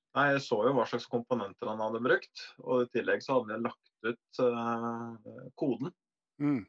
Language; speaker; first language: Norwegian; native; Norwegian